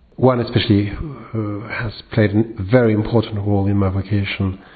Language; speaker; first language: English; non-native, fluent; French